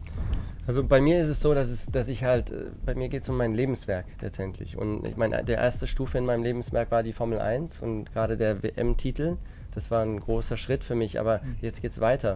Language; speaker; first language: German; native; German